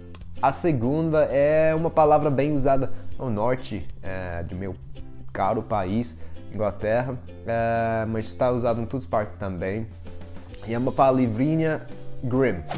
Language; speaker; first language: Portuguese; non-native, fluent; English